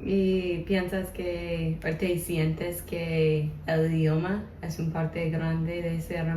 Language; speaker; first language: Spanish; non-native, learner; English